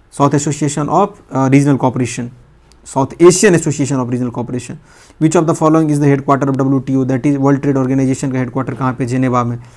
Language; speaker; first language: Hindi; native; Hindi